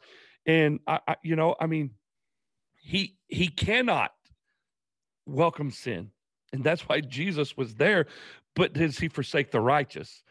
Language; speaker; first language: English; native; English